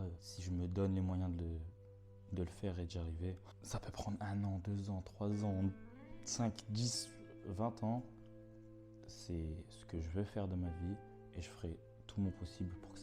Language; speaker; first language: French; native; French